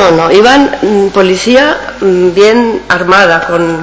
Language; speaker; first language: Italian; non-native, learner; Spanish